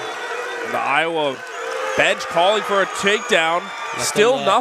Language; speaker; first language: English; native; English